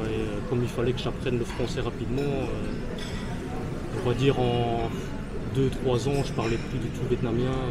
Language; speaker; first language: French; early bilingual, other home language; Vietnamese